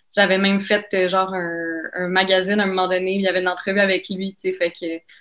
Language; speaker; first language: French; native; French